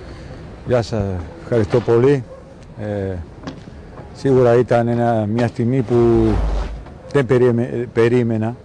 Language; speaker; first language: Greek; non-native, learner; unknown